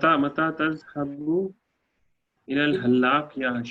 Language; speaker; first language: Arabic; non-native, learner; Urdu